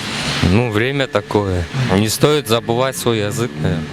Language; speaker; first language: Russian; non-native, local second language; Tuvinian